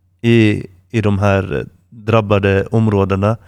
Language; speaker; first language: Swedish; non-native, fluent; Arabic